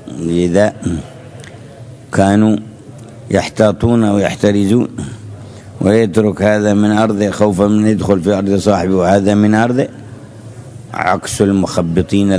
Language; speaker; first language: Arabic; native; Arabic